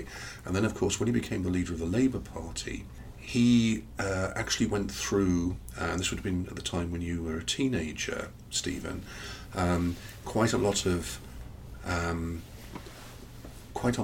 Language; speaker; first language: English; native; English